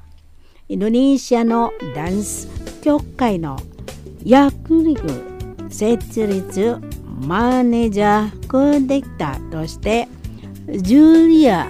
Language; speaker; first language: Japanese; non-native, fluent; Indonesian